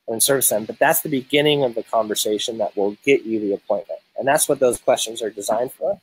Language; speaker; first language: English; native; English